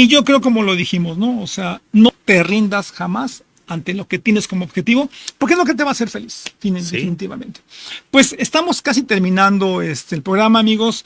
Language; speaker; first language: Spanish; native; Spanish